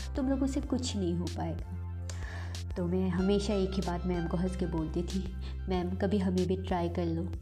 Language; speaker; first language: Hindi; non-native, local second language; Assamese